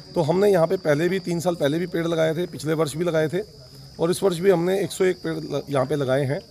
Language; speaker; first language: Hindi; native; Hindi